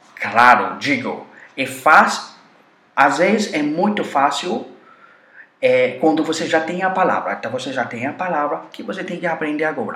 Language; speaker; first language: Portuguese; non-native, fluent; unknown